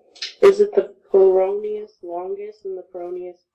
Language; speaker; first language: English; native; English